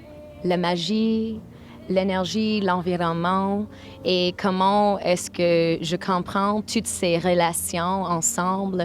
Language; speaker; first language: French; non-native, local second language; English